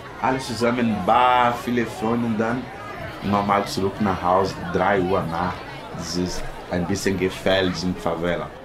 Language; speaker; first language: German; non-native, learner; Portuguese